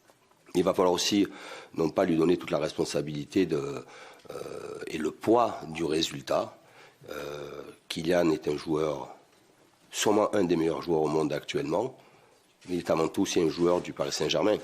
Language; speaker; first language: French; native; French